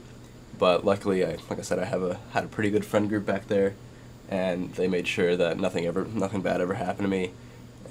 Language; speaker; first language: English; native; English